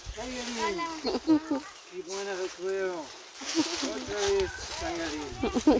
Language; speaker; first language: Spanish; non-native, learner; German